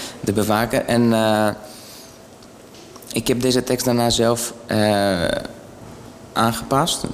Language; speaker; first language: Dutch; non-native, fluent; Greek